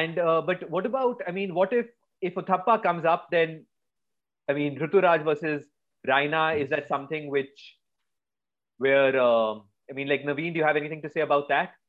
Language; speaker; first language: English; non-native, local second language; Hindi